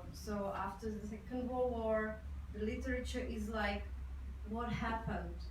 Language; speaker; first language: English; non-native, fluent; Czech